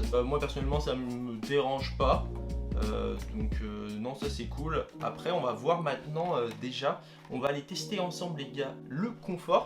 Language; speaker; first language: French; native; French